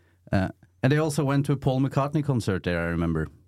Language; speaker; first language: English; non-native, fluent; Norwegian